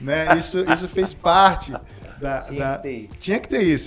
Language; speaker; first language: Portuguese; native; Portuguese